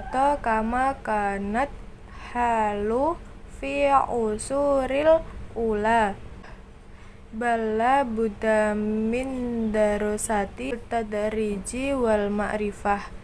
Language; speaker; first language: Arabic; non-native, learner; Indonesian